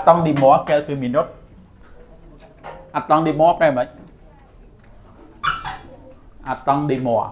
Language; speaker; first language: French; non-native, fluent; Khmer